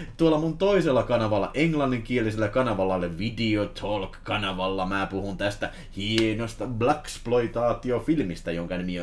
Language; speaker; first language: Finnish; native; Finnish